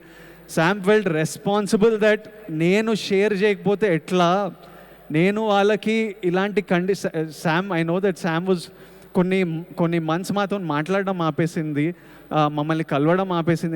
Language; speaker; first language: Telugu; native; Telugu